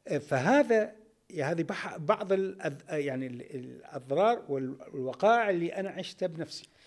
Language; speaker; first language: Arabic; native; Arabic